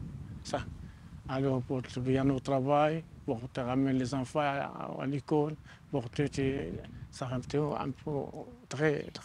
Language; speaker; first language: French; non-native, learner; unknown